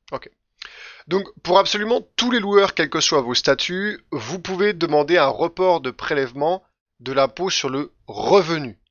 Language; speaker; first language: French; native; French